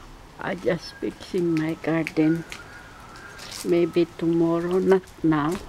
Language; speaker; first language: English; non-native, learner; Filipino